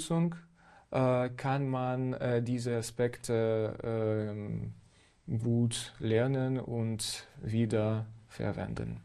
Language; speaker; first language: German; non-native, fluent; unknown